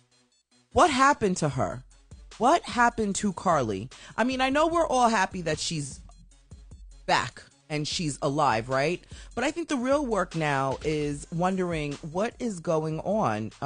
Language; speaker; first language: English; native; English